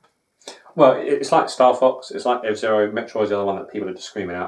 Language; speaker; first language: English; native; English